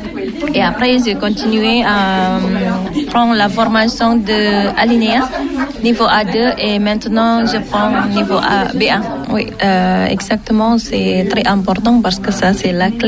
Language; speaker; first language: French; non-native, learner; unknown